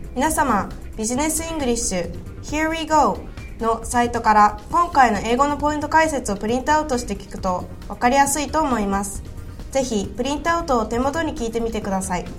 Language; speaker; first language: Japanese; native; Japanese